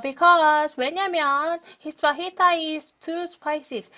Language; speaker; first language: English; non-native, fluent; Korean